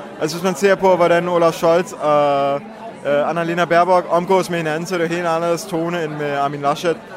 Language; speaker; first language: Danish; early bilingual, heritage; Danish